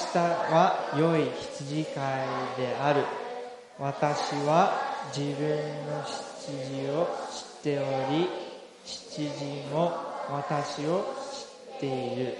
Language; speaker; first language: Japanese; non-native, fluent; English